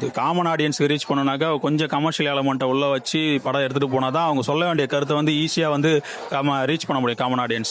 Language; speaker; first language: Tamil; native; Tamil